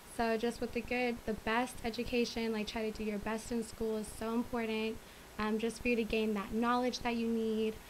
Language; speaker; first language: English; early bilingual, other home language; Spanish